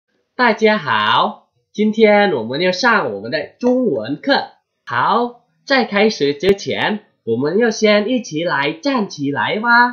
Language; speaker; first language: Chinese; non-native, fluent; Indonesian